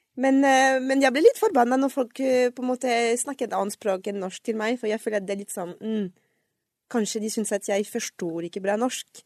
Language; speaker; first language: Norwegian; non-native, fluent; French